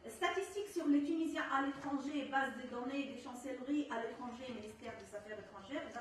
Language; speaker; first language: French; non-native, local second language; Arabic